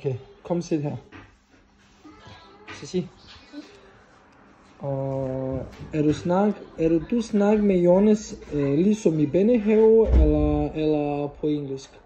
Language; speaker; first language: Danish; non-native, learner; Serbian